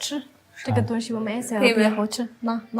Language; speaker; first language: Chinese; non-native, learner; Amharic